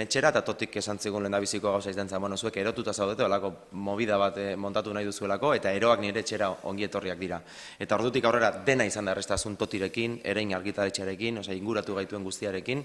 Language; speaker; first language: Basque; native; Basque